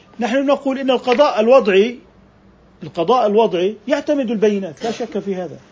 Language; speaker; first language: Arabic; native; Arabic